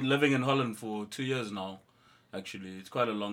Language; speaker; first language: English; non-native, local second language; Xhosa